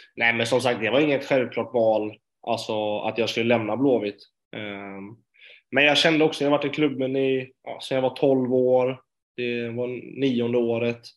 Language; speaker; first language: Swedish; native; Swedish